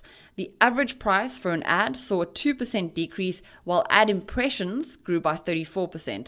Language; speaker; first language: English; native; English